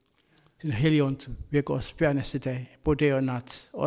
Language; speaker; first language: Danish; non-native, fluent; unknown